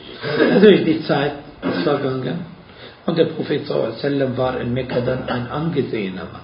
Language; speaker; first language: German; non-native, fluent; Arabic